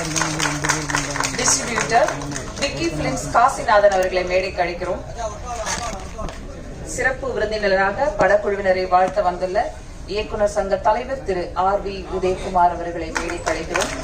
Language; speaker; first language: Tamil; native; Tamil